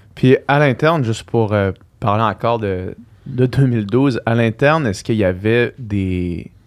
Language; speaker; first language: French; native; French